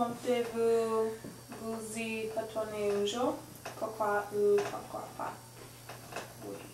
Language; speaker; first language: French; non-native, learner; English